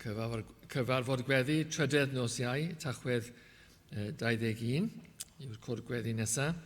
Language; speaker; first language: Welsh; native; Welsh